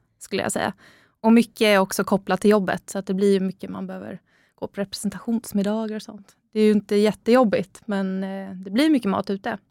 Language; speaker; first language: Swedish; native; Swedish